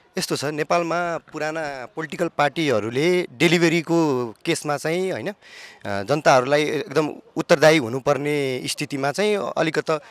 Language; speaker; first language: Nepali; native; Nepali